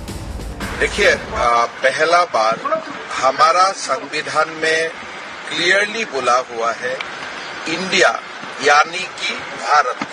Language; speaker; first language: Hindi; non-native, local second language; Bangla